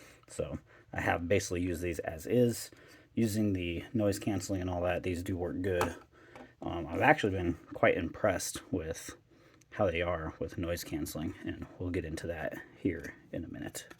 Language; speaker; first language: English; native; English